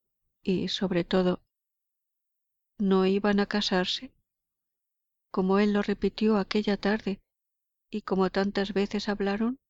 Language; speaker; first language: Spanish; native; Spanish